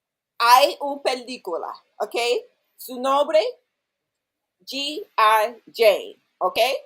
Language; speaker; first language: Spanish; non-native, learner; English